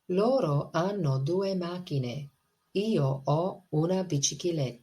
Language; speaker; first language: Italian; non-native, fluent; English